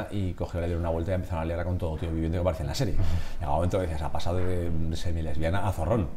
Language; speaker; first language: Spanish; native; Spanish